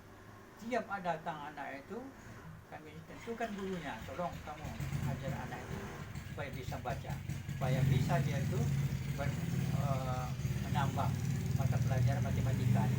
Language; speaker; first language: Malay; non-native, local second language; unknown